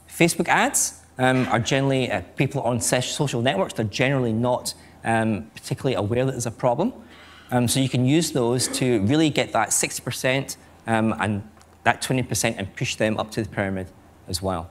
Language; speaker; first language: English; native; English